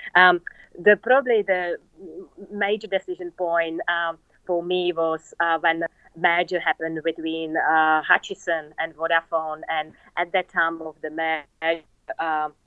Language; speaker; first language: English; non-native, fluent; Czech